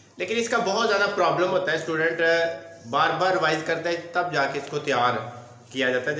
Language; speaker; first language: Urdu; non-native, local second language; Punjabi